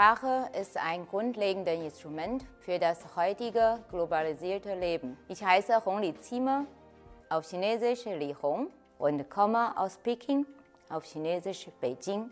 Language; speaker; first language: German; non-native, fluent; Chinese